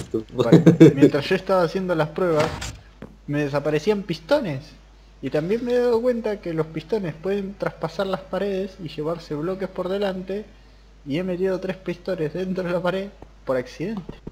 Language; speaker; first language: Spanish; native; Spanish